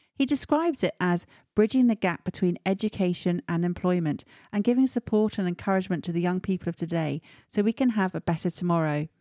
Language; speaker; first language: English; native; English